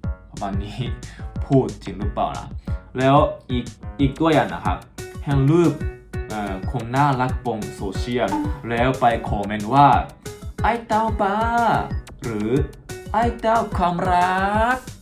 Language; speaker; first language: Thai; non-native, fluent; Japanese